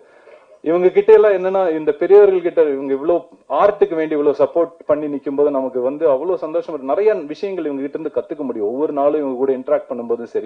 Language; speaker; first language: Tamil; native; Tamil